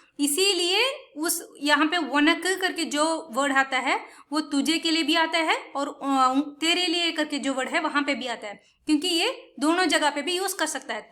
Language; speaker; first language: Hindi; non-native, local second language; Tamil